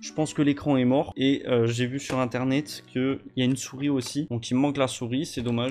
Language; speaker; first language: French; native; French